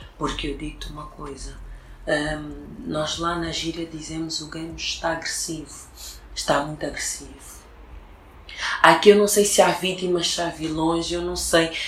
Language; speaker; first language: Portuguese; early bilingual, other home language; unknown